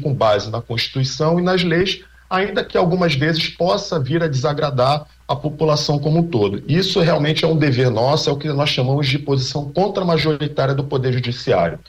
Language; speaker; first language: Portuguese; native; Portuguese